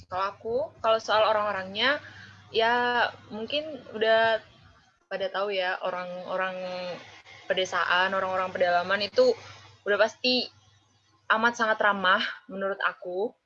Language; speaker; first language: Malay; non-native, local second language; Javanese